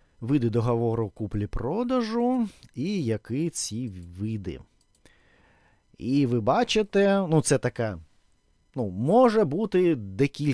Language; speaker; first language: Ukrainian; non-native, fluent; Russian